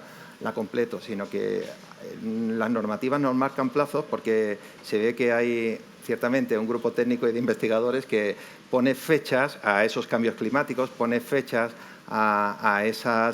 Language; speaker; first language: Spanish; native; Spanish